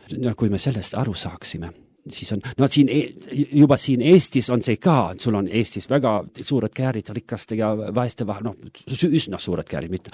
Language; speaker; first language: Estonian; non-native, fluent; German